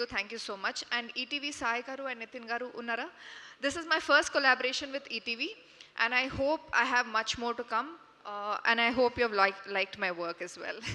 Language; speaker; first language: Telugu; non-native, learner; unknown